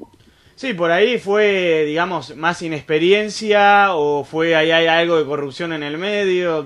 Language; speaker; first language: Spanish; native; Spanish